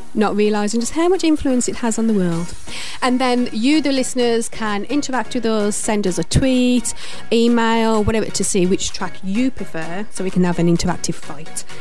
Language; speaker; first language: English; native; English